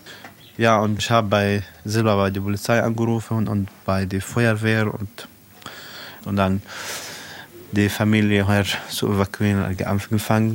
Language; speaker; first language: German; non-native, learner; Arabic